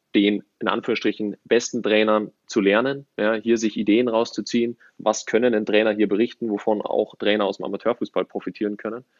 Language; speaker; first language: German; native; German